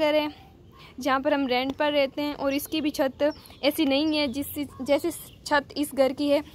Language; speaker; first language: Hindi; native; Hindi